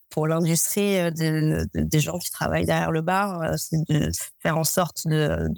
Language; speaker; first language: French; native; French